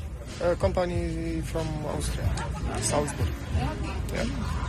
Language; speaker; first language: English; non-native, learner; Romanian